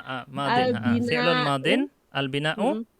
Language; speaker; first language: Arabic; non-native, fluent; Indonesian